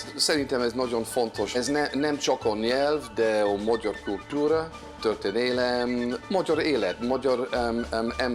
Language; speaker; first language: Hungarian; non-native, fluent; English